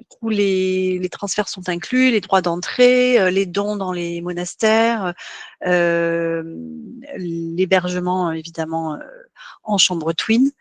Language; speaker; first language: French; native; French